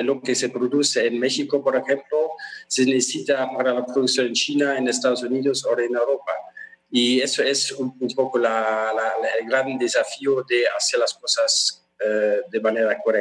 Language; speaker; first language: Spanish; non-native, fluent; German